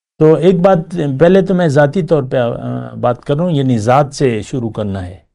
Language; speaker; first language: Urdu; non-native, local second language; Pashto